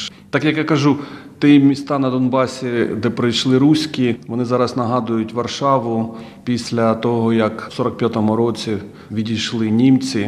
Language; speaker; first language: Ukrainian; non-native, local second language; Russian